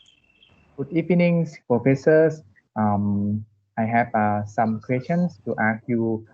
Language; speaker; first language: English; non-native, learner; Thai